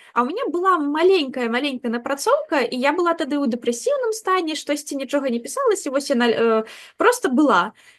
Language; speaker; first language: Belarusian; non-native, local second language; Russian